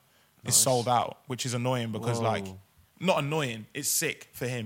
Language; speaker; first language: English; native; English